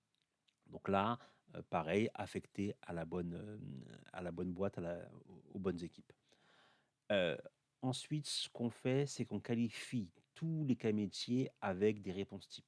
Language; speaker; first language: French; native; French